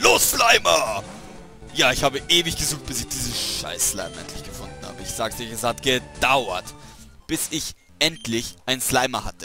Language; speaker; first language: German; native; German